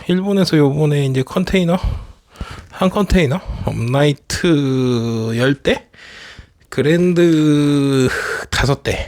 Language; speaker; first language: Korean; native; Korean